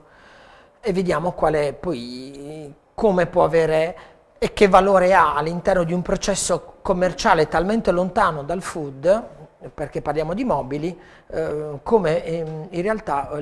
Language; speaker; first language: Italian; native; Italian